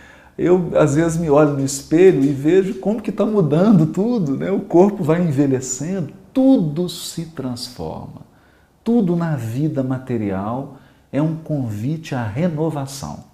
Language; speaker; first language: Portuguese; native; Portuguese